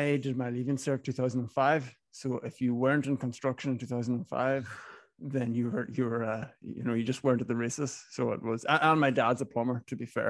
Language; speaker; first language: English; native; English